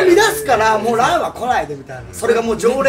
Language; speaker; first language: Japanese; native; Japanese